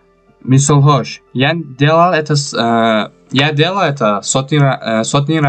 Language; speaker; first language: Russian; non-native, local second language; Tajik